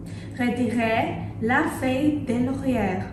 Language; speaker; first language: French; non-native, learner; Greek